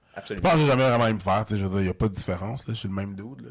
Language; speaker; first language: French; native; French